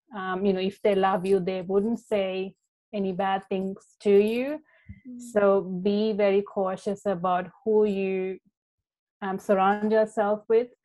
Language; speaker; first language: English; non-native, local second language; Sinhala